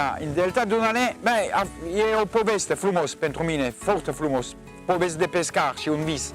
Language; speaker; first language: Romanian; non-native, learner; French